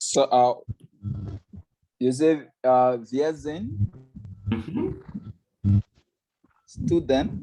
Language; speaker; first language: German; non-native, learner; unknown